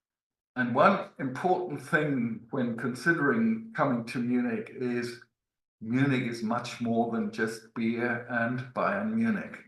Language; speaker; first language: English; non-native, fluent; German